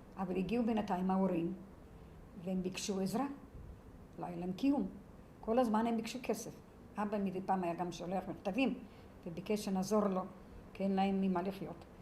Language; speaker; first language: Hebrew; early bilingual, other home language; Yiddish